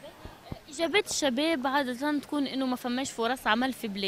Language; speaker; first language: Arabic; native; Arabic